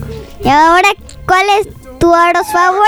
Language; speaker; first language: Spanish; early bilingual, other home language; French